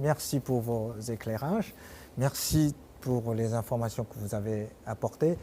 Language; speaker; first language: French; non-native, fluent; Chinese